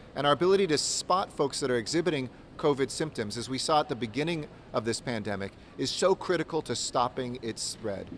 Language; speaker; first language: English; native; English